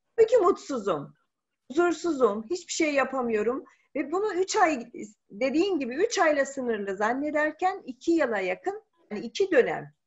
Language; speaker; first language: Turkish; native; Turkish